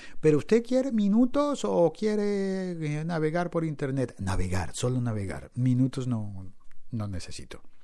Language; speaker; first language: Spanish; native; Spanish